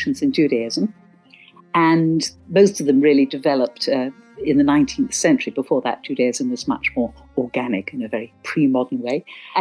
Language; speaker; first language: English; native; English